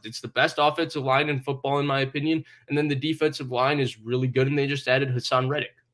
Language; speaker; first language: English; native; English